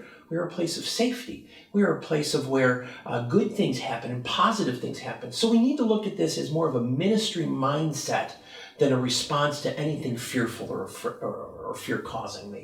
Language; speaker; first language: English; native; English